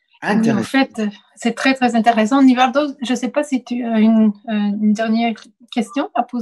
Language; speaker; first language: French; non-native, fluent; Spanish